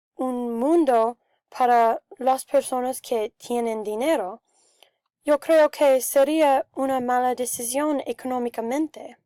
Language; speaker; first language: Spanish; non-native, learner; English